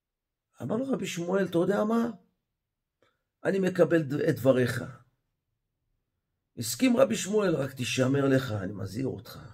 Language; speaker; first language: Hebrew; native; Hebrew